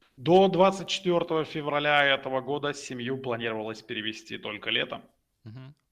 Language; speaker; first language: Russian; native; Russian